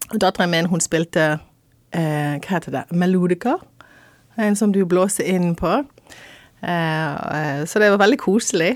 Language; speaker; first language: Norwegian; non-native, fluent; English